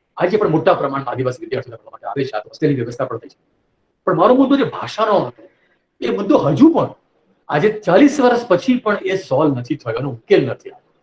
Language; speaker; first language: Gujarati; native; Gujarati